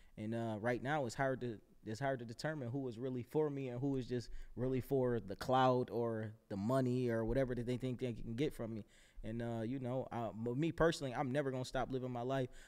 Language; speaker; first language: English; native; English